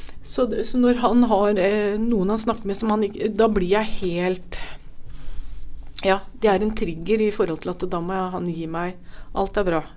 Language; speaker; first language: Norwegian; native; Norwegian